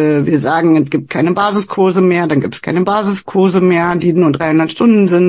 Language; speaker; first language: German; native; German